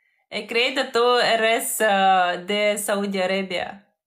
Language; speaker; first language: Spanish; non-native, learner; Ukrainian